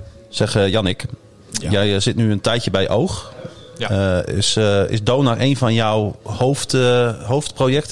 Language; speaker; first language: Dutch; native; Dutch